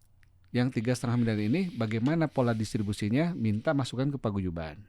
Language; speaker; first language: Indonesian; native; Indonesian